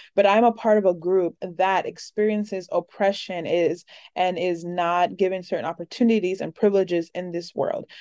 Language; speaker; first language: English; early bilingual, other home language; Spanish